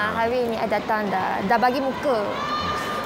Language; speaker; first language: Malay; non-native, local second language; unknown